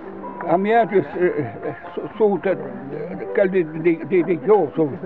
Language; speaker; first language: Italian; non-native, local second language; Friulian